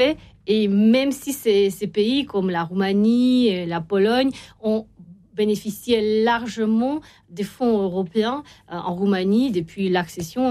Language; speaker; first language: French; non-native, fluent; Romanian